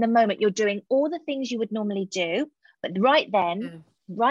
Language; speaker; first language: English; native; English